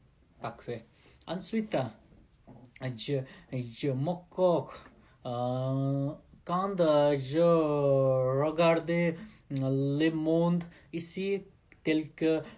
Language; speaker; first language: French; non-native, learner; Nepali